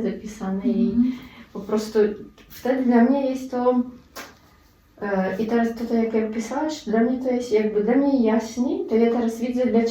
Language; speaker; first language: Polish; non-native, fluent; Russian